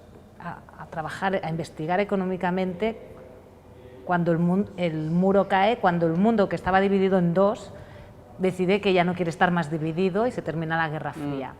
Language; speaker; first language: Spanish; non-native, local second language; Catalan